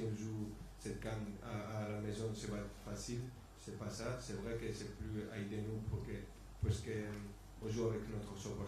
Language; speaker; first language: French; non-native, fluent; Spanish